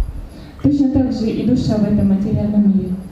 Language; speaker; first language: Russian; native; Russian